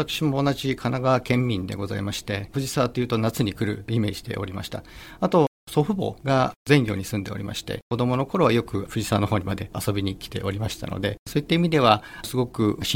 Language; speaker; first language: Japanese; native; Japanese